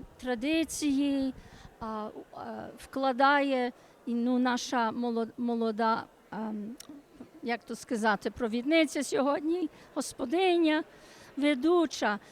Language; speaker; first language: Ukrainian; early bilingual, heritage; Ukrainian